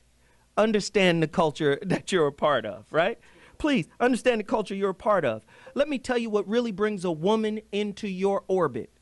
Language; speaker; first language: English; native; English